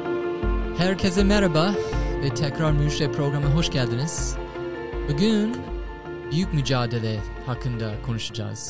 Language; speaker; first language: Turkish; non-native, fluent; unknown